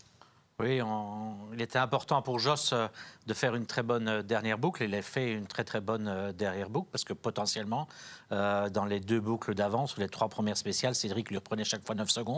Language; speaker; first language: French; native; French